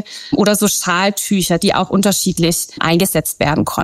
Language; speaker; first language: German; native; German